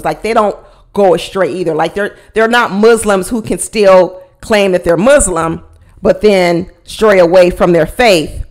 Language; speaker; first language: English; native; English